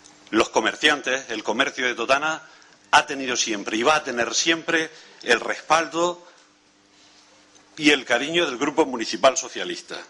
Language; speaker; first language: Spanish; native; Spanish